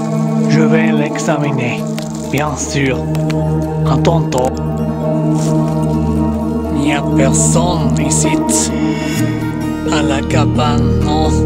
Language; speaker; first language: French; non-native, learner; English